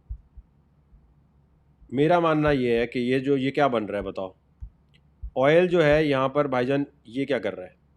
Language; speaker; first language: Urdu; native; Urdu